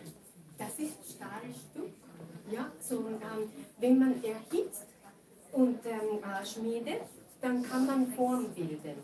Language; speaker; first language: German; non-native, fluent; Japanese